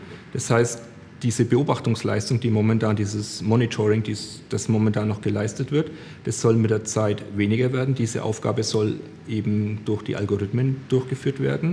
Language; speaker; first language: German; native; German